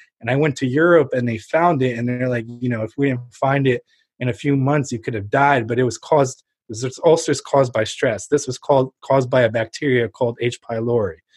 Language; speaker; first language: English; early bilingual, other home language; Ukrainian